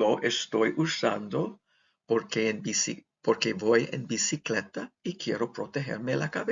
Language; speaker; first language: Spanish; non-native, fluent; English